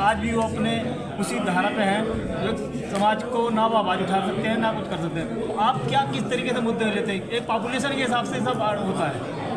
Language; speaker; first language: Hindi; native; Hindi